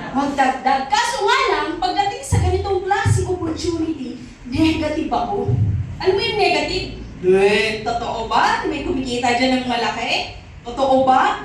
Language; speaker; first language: Filipino; non-native, local second language; Masbatenyo